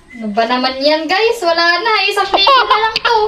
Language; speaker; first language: Filipino; native; Filipino